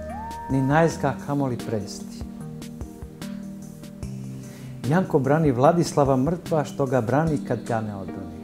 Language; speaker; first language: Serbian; early bilingual, other home language; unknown